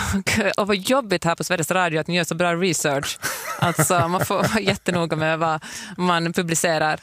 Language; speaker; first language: Swedish; native; Swedish